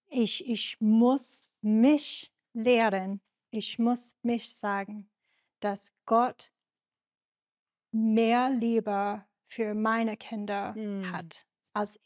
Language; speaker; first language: German; non-native, learner; English